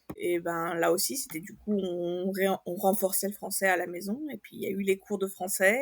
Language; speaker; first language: French; native; French